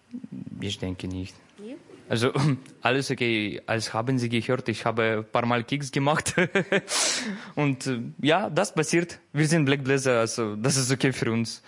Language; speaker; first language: German; non-native, learner; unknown